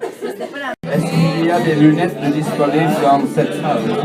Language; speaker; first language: French; native; French